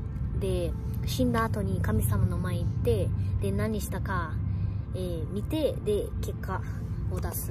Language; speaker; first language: Japanese; early bilingual, other home language; Portuguese